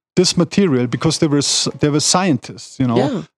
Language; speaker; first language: English; non-native, fluent; German